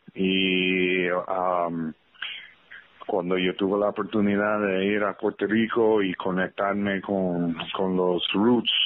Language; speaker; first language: Spanish; early bilingual, heritage; English